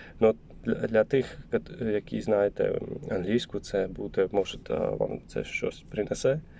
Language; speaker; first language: Ukrainian; non-native, learner; Polish